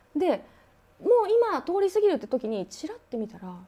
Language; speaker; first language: Japanese; native; Japanese